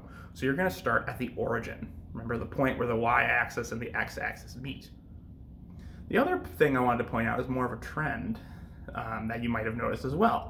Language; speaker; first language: English; native; English